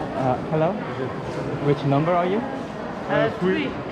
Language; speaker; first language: English; non-native, learner; Korean